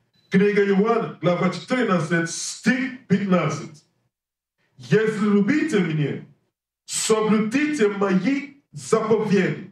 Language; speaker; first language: Russian; non-native, learner; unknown